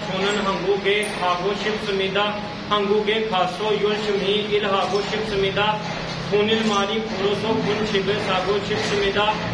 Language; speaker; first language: Korean; non-native, learner; Punjabi